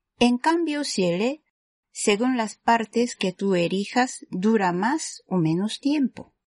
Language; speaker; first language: Spanish; non-native, fluent; Japanese